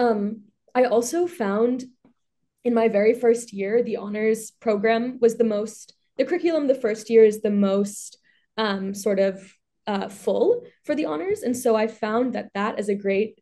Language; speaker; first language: English; native; English